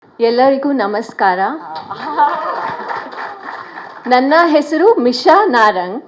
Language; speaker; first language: Kannada; non-native, learner; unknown